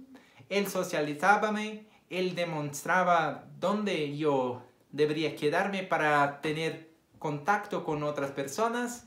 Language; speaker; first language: Spanish; non-native, fluent; Portuguese